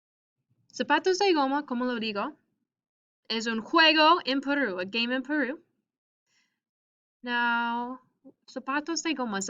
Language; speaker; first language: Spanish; non-native, fluent; English